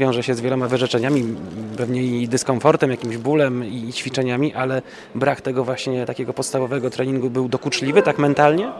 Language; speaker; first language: Polish; native; Polish